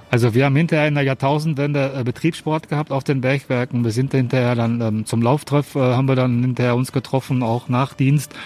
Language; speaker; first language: German; native; German